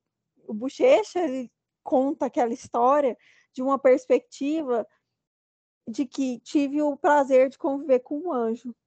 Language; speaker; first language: Portuguese; native; Portuguese